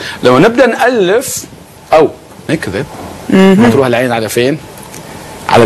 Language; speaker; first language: Arabic; native; Arabic